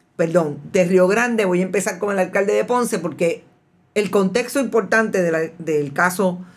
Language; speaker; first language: Spanish; native; Spanish